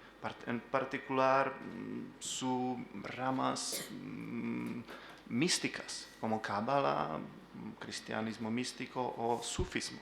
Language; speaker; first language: Spanish; non-native, learner; Czech